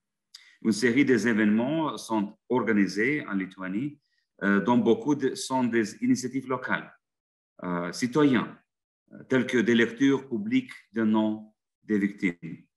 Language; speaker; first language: French; non-native, fluent; Lithuanian